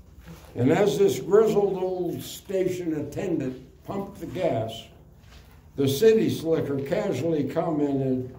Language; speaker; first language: English; native; English